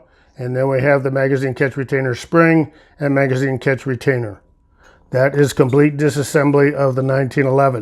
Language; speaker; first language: English; native; English